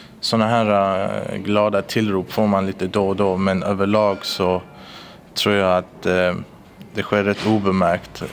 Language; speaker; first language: Swedish; early bilingual, other home language; Persian